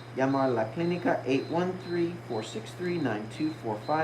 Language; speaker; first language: Spanish; non-native, learner; English